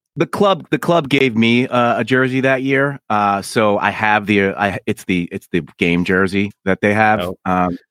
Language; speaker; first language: English; native; English